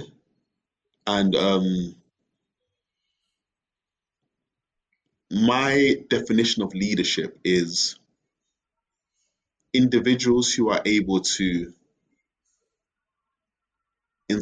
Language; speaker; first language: English; native; English